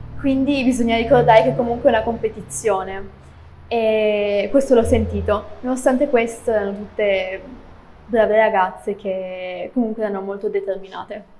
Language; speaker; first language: Italian; native; Italian